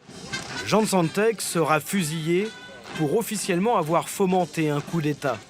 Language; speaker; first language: French; native; French